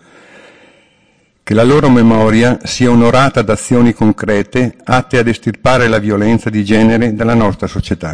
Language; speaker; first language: Italian; native; Italian